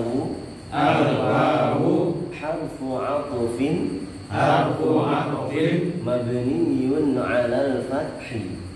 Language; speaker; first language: Arabic; non-native, fluent; Indonesian